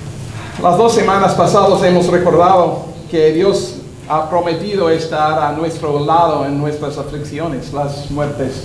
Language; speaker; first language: Spanish; non-native, learner; English